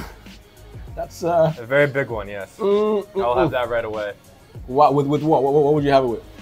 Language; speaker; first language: English; native; English